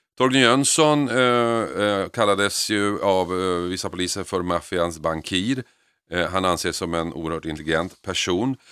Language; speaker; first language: Swedish; native; Swedish